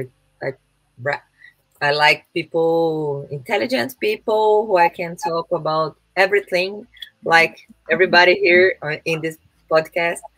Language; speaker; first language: English; non-native, learner; Portuguese